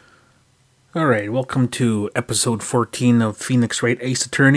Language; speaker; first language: English; native; English